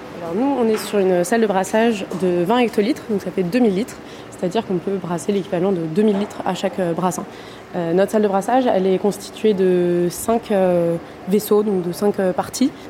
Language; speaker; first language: French; native; French